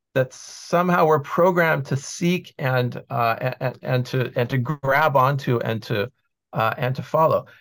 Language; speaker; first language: English; native; English